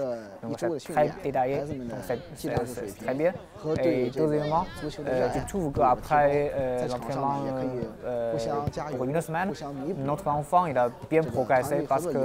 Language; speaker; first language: French; non-native, fluent; Chinese